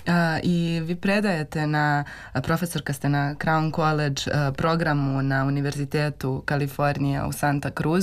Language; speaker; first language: Serbian; native; Serbian